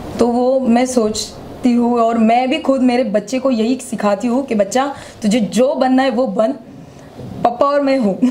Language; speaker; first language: Hindi; non-native, local second language; Marathi